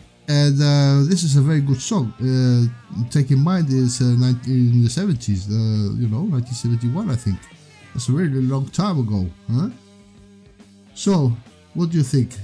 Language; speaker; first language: English; non-native, fluent; Spanish